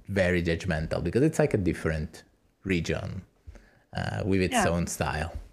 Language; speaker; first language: English; non-native, fluent; Italian